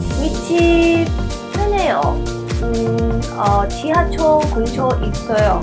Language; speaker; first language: Korean; non-native, learner; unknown